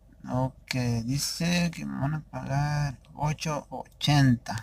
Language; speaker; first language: Spanish; early bilingual, heritage; Spanish